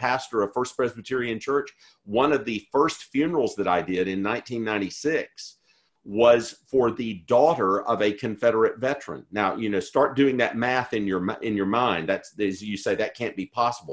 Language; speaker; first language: English; native; English